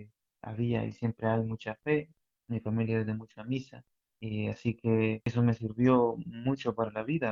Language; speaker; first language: Spanish; native; Spanish